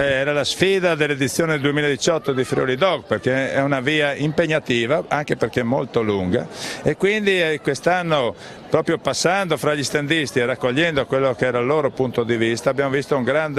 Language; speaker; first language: Italian; native; Italian